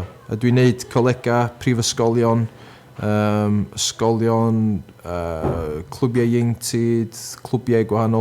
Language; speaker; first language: Welsh; native; Welsh